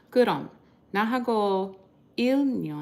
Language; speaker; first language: Korean; non-native, learner; English